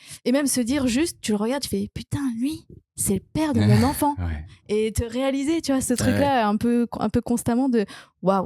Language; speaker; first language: French; native; French